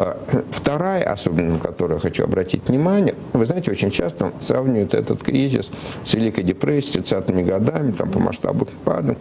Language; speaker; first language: Russian; native; Russian